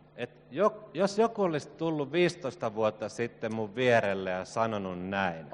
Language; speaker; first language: Finnish; native; Finnish